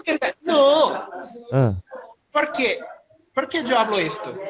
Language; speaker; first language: Portuguese; non-native, fluent; Spanish